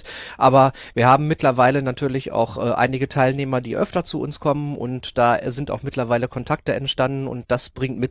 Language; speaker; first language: German; native; German